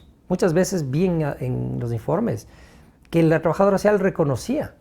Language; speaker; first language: Spanish; native; Spanish